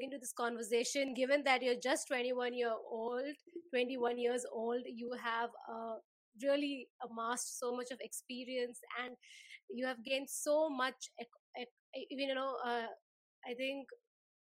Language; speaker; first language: English; non-native, local second language; Hindi